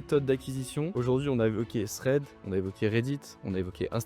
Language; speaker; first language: French; native; French